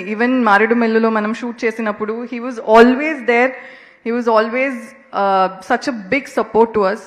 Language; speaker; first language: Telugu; non-native, local second language; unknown